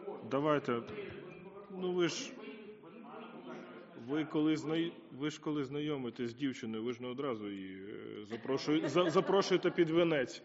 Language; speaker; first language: Ukrainian; native; Ukrainian